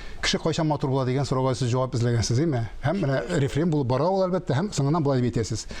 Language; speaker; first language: Tatar; native; Tatar